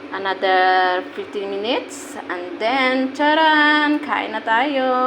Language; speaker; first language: Filipino; non-native, local second language; Hiligaynon